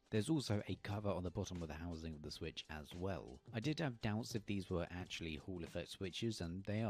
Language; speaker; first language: English; native; English